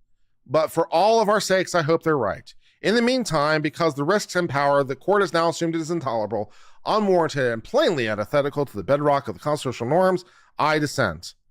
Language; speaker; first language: English; native; English